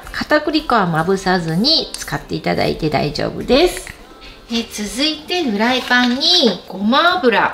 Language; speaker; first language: Japanese; native; Japanese